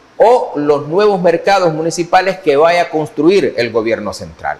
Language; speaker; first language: Spanish; native; Spanish